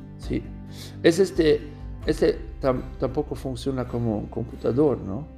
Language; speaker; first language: Spanish; non-native, learner; German